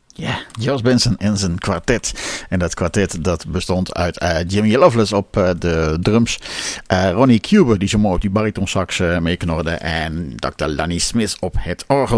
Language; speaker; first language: Dutch; native; Dutch